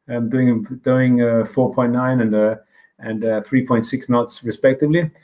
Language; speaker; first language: English; non-native, fluent; Danish